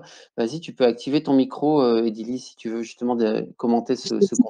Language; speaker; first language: French; native; French